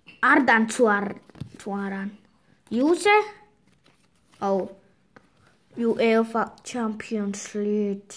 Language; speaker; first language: Danish; early bilingual, other home language; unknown